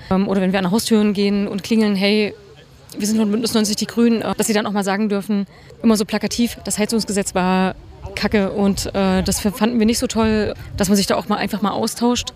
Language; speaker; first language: German; native; German